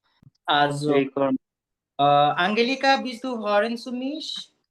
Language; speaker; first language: German; non-native, learner; Bangla